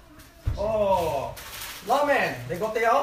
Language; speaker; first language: Korean; non-native, learner; Filipino